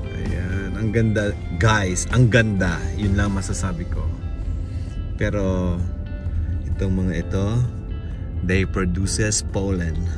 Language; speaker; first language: Filipino; native; Filipino